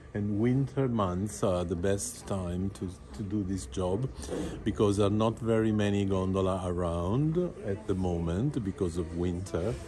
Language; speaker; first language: English; non-native, fluent; Italian